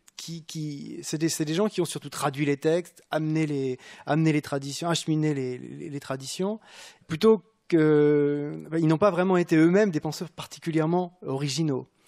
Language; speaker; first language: French; native; French